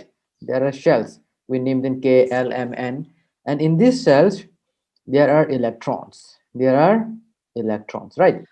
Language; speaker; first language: English; non-native, local second language; Hindi